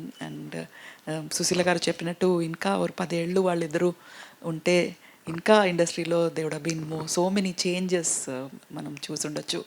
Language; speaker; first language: Telugu; non-native, fluent; Tamil